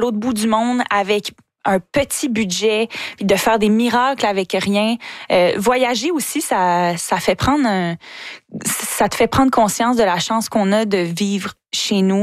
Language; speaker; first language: French; native; French